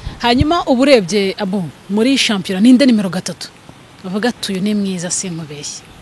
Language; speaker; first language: Kinyarwanda; native; Kinyarwanda